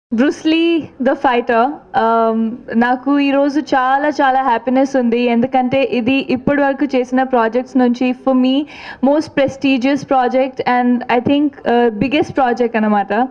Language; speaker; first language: Telugu; non-native, fluent; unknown